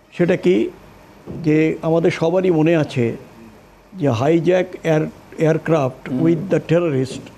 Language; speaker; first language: Bangla; native; Bangla